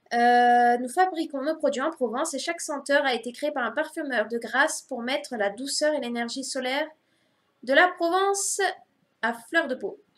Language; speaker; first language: French; native; French